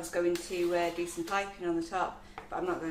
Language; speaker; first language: English; native; English